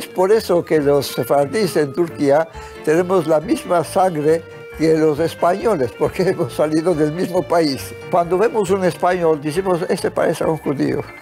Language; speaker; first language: Spanish; early bilingual, heritage; Ladino